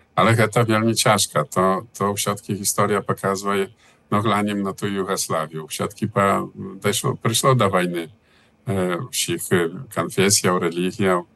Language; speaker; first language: Belarusian; early bilingual, heritage; Belarusian